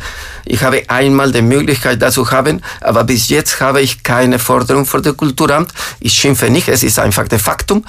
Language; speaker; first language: German; non-native, fluent; Spanish